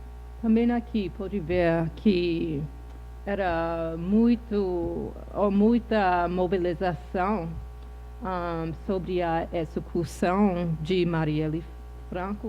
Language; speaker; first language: Portuguese; non-native, fluent; English